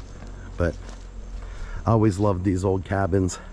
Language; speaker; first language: English; native; English